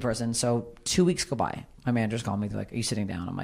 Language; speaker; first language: English; native; English